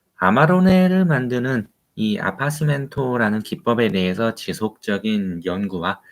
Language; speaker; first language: Korean; native; Korean